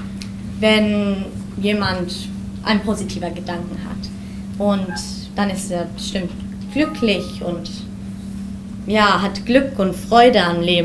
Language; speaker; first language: German; early bilingual, heritage; German